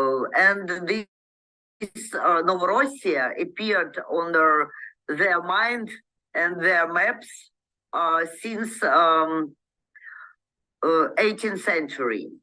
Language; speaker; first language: English; non-native, learner; Ukrainian